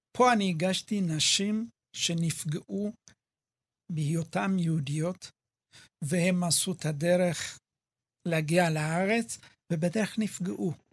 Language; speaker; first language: Hebrew; early bilingual, other home language; Amharic